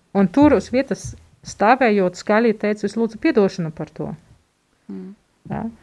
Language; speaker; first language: Latvian; non-native, fluent; German